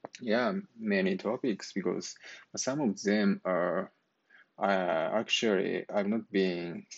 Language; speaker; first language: English; non-native, learner; Japanese